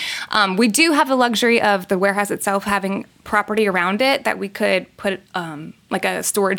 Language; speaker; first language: English; native; English